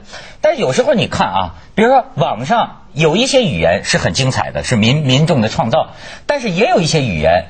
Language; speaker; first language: Chinese; native; Chinese